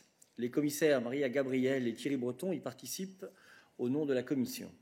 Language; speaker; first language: French; native; French